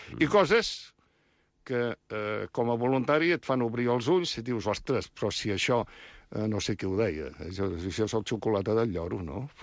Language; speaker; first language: Catalan; native; Catalan